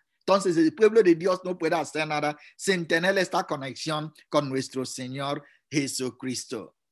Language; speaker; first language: Spanish; non-native, fluent; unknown